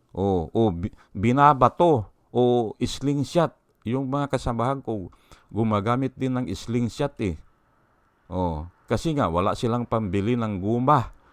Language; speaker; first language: Filipino; non-native, local second language; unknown